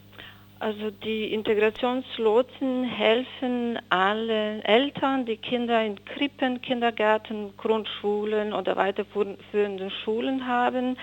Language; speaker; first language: German; non-native, fluent; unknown